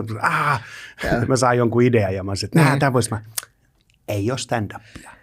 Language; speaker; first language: Finnish; native; Finnish